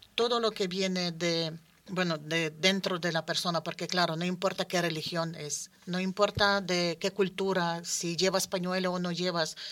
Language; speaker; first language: Spanish; non-native, fluent; Ukrainian